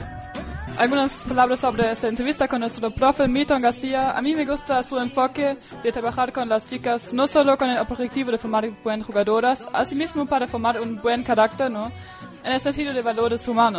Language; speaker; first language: Spanish; non-native, fluent; German